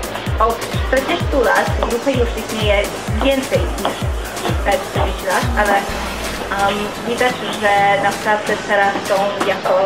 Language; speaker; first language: Polish; early bilingual, heritage; Polish